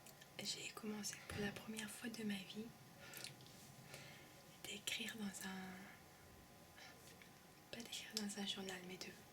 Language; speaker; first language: French; early bilingual, heritage; French